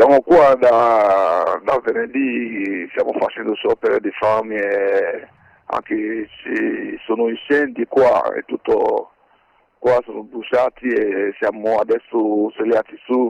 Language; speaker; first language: Italian; non-native, fluent; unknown